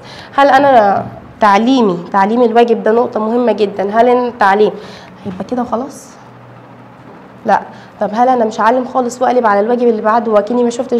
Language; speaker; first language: Arabic; native; Arabic